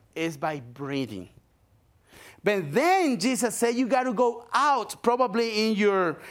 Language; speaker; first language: English; non-native, fluent; Spanish